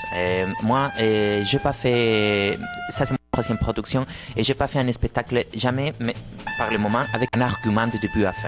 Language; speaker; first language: French; non-native, fluent; Spanish